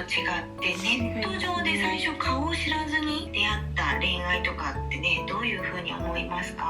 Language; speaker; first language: Japanese; native; Japanese